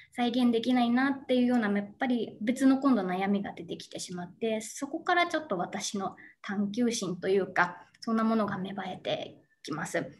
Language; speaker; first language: Japanese; native; Japanese